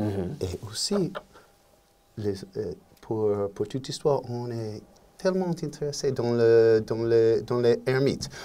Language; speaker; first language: French; non-native, learner; English